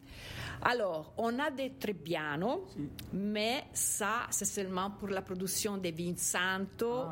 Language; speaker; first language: French; non-native, fluent; Italian